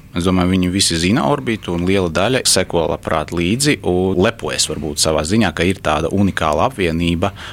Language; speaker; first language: Latvian; non-native, local second language; Russian